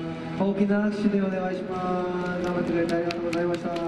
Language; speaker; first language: Japanese; non-native, fluent; Korean